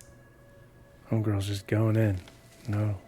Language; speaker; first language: English; native; English